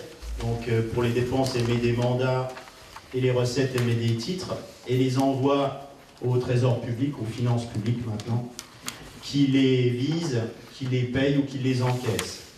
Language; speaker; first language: French; native; French